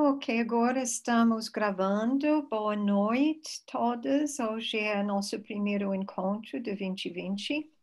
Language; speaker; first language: Portuguese; non-native, fluent; English